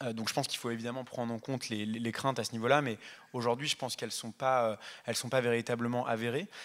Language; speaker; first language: French; native; French